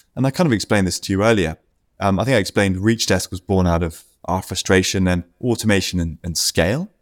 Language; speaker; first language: English; native; English